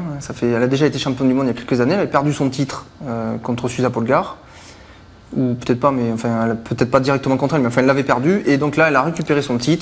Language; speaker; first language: French; native; French